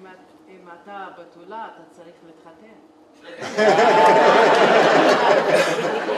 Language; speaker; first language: Hebrew; non-native, local second language; Arabic